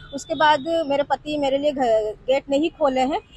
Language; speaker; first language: Hindi; non-native, local second language; Odia